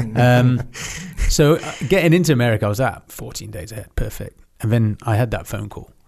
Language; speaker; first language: English; native; English